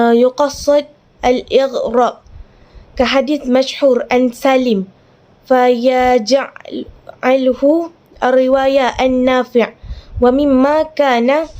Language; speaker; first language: Arabic; non-native, learner; Malay